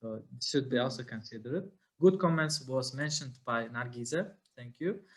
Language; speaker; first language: English; non-native, fluent; Uzbek